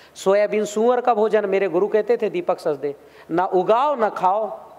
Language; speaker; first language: Hindi; native; Hindi